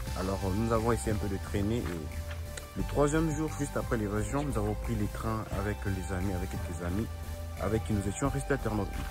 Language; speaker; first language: French; non-native, local second language; Swahili